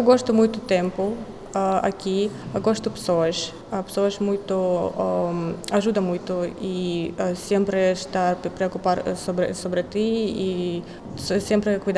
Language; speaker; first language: Portuguese; non-native, learner; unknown